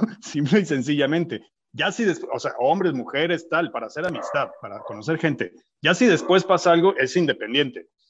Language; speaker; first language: Spanish; native; Spanish